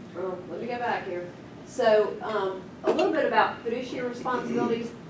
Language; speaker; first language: English; native; English